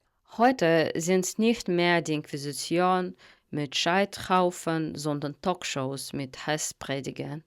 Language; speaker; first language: German; non-native, fluent; Russian